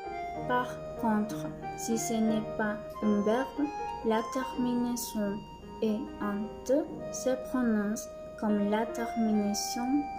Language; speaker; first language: French; non-native, learner; Spanish